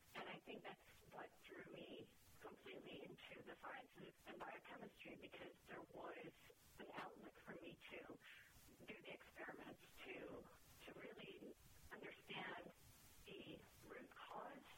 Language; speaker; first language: English; non-native, local second language; Filipino